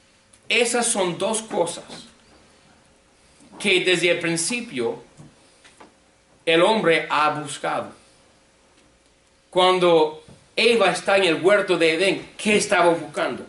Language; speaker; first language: Spanish; non-native, fluent; English